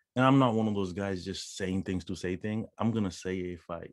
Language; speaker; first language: English; non-native, local second language; Punjabi